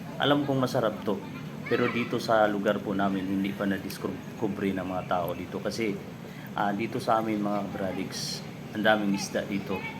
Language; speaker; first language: Filipino; native; Filipino